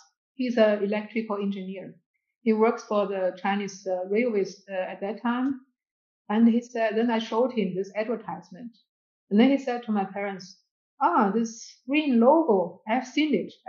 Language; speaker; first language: English; non-native, fluent; Chinese